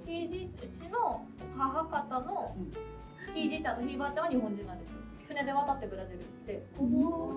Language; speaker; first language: Japanese; early bilingual, other home language; Portuguese